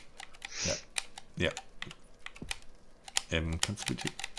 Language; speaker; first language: German; native; German